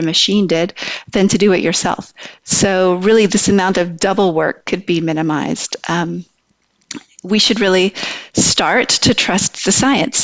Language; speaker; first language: English; native; English